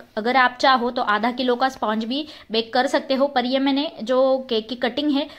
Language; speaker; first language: Hindi; non-native, local second language; Marathi